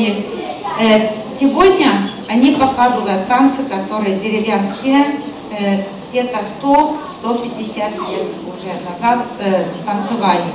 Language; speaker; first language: Russian; non-native, fluent; Estonian